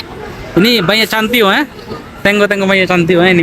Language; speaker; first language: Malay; non-native, learner; Bangla